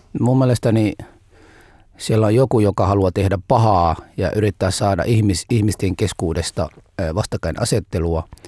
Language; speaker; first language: Finnish; non-native, fluent; Somali